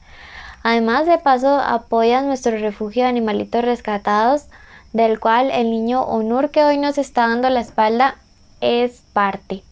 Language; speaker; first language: Spanish; native; Spanish